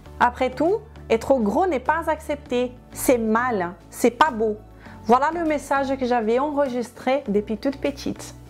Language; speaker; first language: French; non-native, fluent; Portuguese